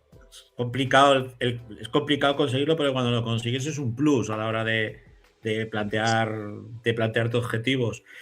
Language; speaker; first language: Spanish; native; Spanish